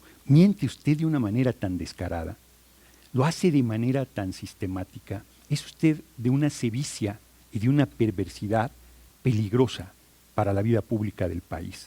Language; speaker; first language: Spanish; native; Spanish